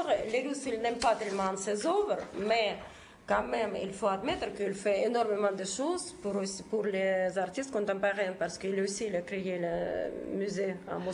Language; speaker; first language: French; non-native, fluent; Russian